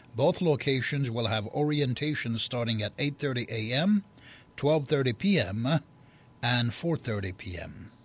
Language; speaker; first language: English; early bilingual, other home language; French